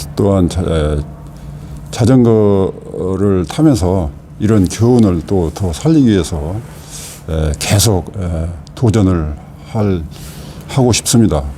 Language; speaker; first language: Korean; native; Korean